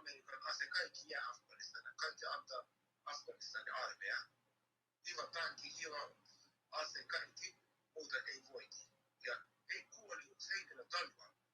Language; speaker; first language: Finnish; non-native, learner; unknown